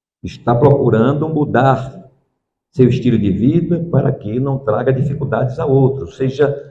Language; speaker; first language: Portuguese; native; Portuguese